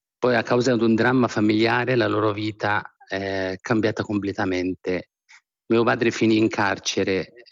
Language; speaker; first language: Italian; non-native, fluent; Arabic